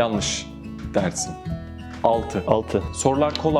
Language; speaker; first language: Turkish; native; Turkish